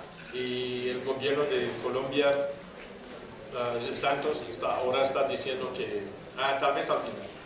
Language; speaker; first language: Spanish; non-native, fluent; English